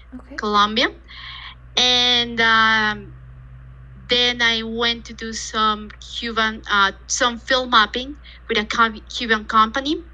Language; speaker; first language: English; non-native, fluent; Spanish